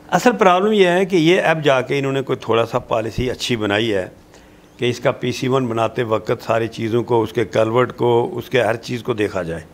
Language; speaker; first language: Urdu; non-native, local second language; Pahari-Potwari